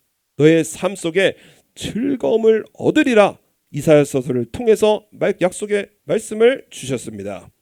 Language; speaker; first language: Korean; native; Korean